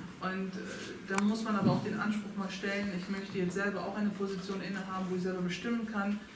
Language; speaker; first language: German; early bilingual, other home language; Turkish